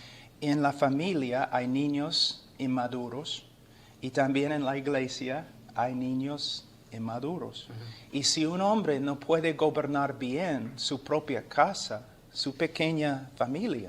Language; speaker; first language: Spanish; non-native, fluent; English